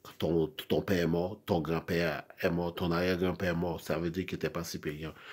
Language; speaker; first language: French; non-native, local second language; Haitian Creole